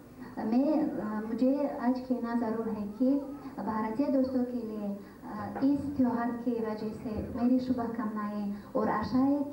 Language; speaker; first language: Hindi; non-native, fluent; Tajik